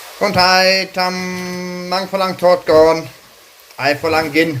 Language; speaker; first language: Thai; non-native, learner; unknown